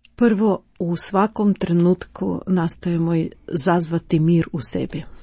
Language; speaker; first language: Croatian; non-native, fluent; Ukrainian